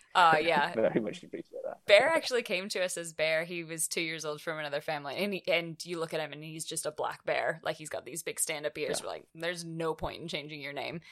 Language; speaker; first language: English; native; English